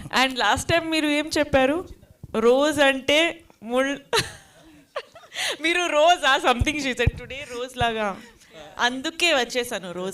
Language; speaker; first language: Telugu; non-native, fluent; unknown